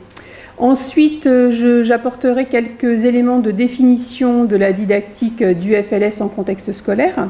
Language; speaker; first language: French; native; French